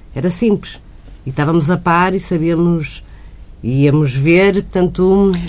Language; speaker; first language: Portuguese; native; Portuguese